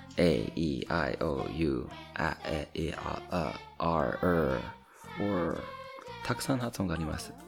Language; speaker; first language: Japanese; non-native, fluent; English